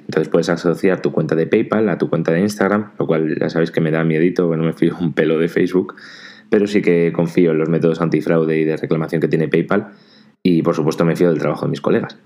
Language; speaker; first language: Spanish; native; Spanish